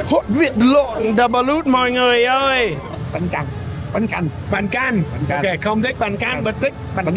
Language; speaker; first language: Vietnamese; non-native, fluent; English